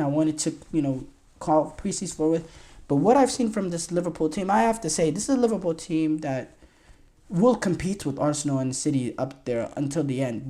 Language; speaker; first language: English; native; English